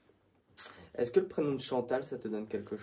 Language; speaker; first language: French; native; French